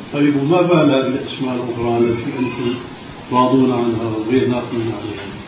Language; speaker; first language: Arabic; early bilingual, other home language; Albanian